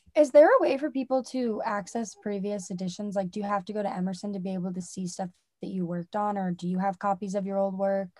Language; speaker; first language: English; native; English